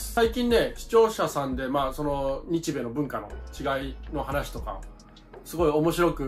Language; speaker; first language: Japanese; native; Japanese